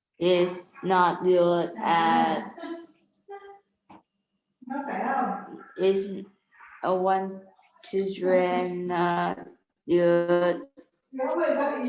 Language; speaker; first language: English; non-native, learner; Vietnamese